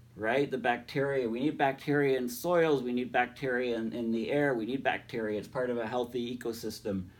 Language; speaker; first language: English; native; English